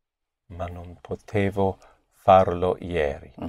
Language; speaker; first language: Italian; non-native, learner; English